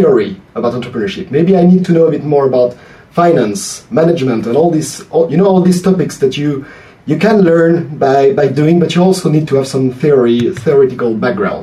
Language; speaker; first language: English; non-native, fluent; French